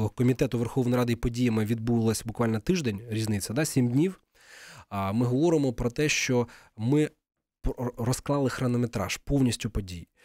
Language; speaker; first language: Ukrainian; native; Ukrainian